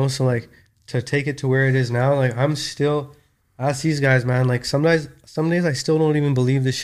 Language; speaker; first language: English; native; English